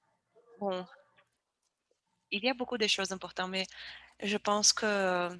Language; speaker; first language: French; non-native, learner; Portuguese